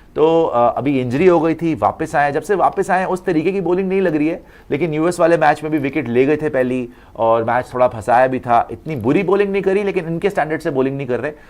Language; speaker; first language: Hindi; native; Hindi